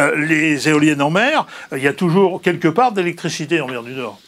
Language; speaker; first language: French; native; French